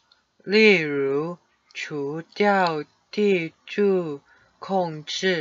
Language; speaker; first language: Chinese; non-native, learner; English